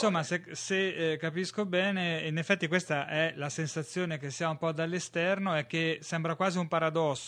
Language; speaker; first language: Italian; native; Italian